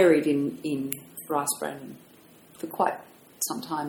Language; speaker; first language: English; native; English